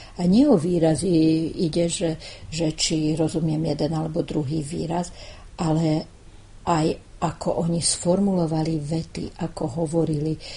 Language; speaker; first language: Slovak; non-native, local second language; Hungarian